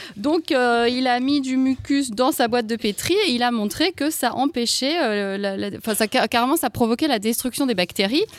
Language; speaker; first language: French; native; French